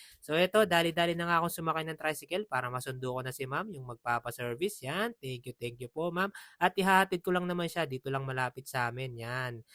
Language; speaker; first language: Filipino; non-native, local second language; Pampanga